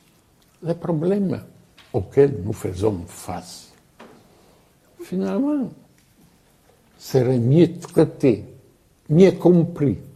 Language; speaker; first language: French; non-native, fluent; Italian